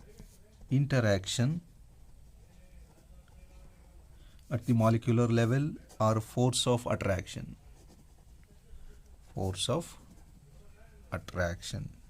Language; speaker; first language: English; non-native, local second language; Kannada